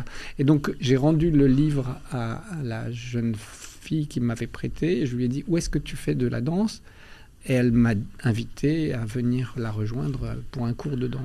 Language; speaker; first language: French; early bilingual, other home language; Albanian